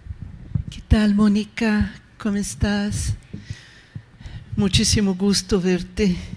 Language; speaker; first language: Spanish; non-native, fluent; Portuguese